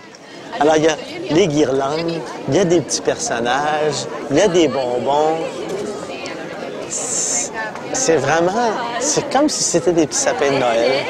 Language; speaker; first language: French; native; French